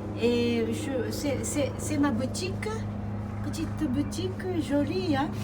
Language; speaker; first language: French; non-native, fluent; Japanese